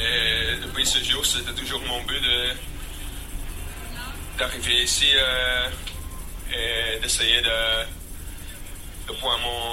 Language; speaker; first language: French; non-native, fluent; Dutch